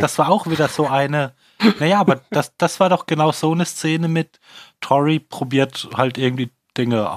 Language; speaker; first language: German; native; German